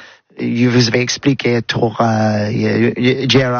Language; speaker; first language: French; non-native, learner; English